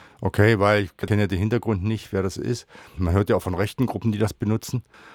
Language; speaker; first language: German; native; German